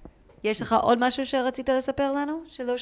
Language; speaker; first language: Hebrew; native; Hebrew